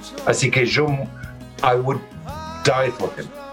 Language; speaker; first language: English; early bilingual, other home language; Spanish